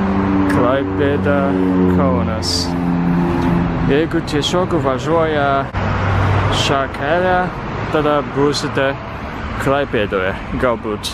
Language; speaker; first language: Lithuanian; non-native, learner; Japanese